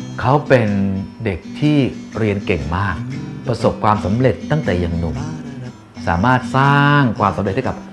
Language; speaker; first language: Thai; native; Thai